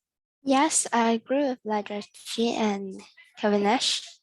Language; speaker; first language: English; non-native, learner; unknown